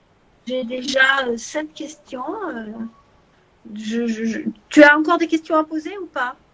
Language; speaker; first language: French; native; French